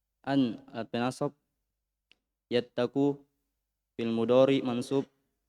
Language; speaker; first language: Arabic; non-native, learner; Indonesian